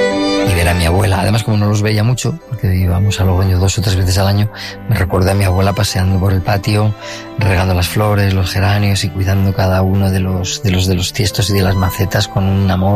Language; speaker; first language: Spanish; native; Spanish